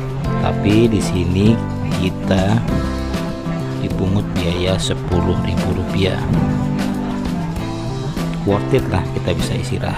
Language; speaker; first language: Indonesian; native; Indonesian